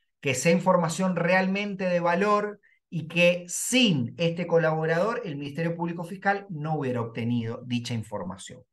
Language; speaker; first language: Spanish; native; Spanish